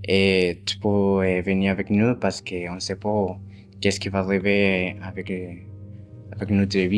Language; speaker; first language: French; non-native, fluent; Spanish